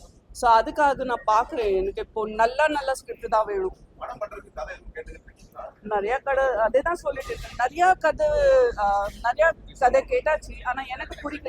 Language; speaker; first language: Tamil; non-native, fluent; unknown